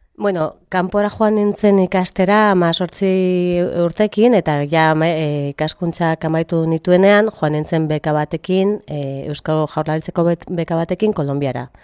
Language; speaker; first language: Basque; non-native, local second language; Spanish